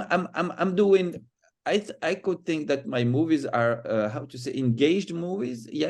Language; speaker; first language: English; non-native, fluent; Arabic